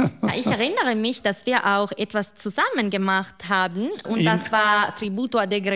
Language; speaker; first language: German; non-native, local second language; Italian